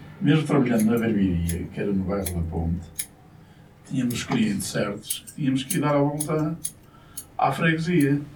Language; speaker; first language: Portuguese; native; Portuguese